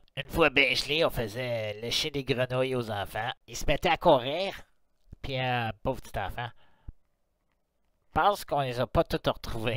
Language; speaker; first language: French; native; French